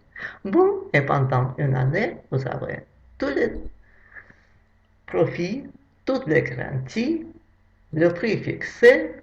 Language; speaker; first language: French; non-native, fluent; Russian